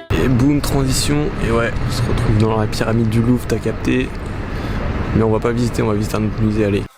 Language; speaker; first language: French; native; French